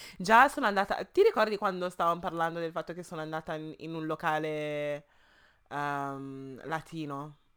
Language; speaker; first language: Italian; early bilingual, other home language; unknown